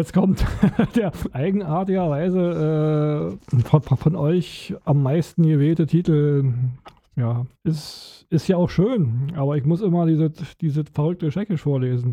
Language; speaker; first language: German; native; German